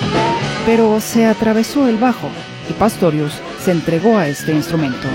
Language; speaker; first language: Spanish; native; Spanish